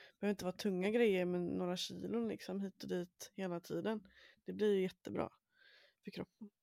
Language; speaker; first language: Swedish; native; Swedish